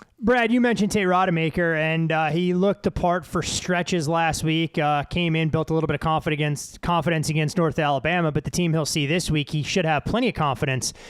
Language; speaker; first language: English; native; English